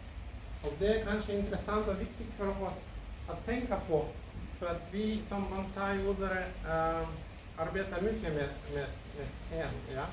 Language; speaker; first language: Swedish; non-native, learner; Russian